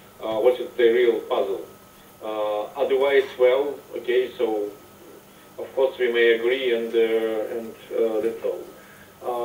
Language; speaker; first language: English; non-native, fluent; Russian